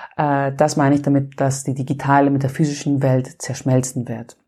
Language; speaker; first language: German; non-native, fluent; Greek